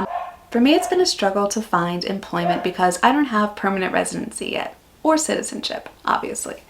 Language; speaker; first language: English; native; English